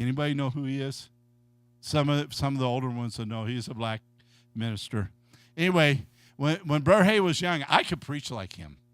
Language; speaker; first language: English; native; English